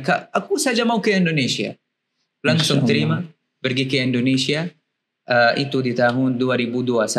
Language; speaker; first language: Indonesian; non-native, learner; Arabic